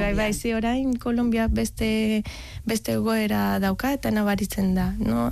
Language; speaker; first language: Basque; non-native, learner; Spanish